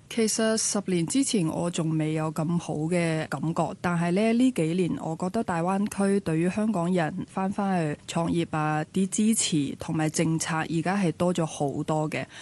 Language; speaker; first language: Cantonese; early bilingual, other home language; Chinese